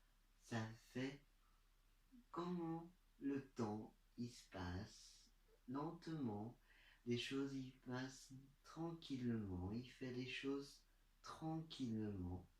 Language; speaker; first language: French; non-native, learner; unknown